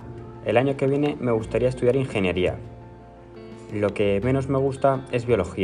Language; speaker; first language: Spanish; non-native, learner; English